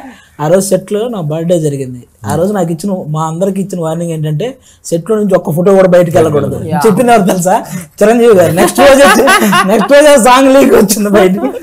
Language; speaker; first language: Telugu; native; Telugu